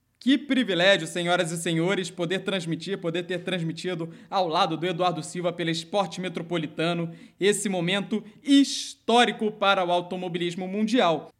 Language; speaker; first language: Portuguese; native; Portuguese